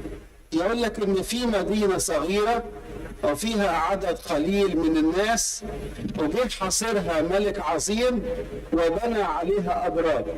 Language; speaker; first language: Arabic; native; Arabic